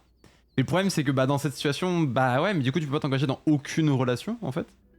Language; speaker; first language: French; native; French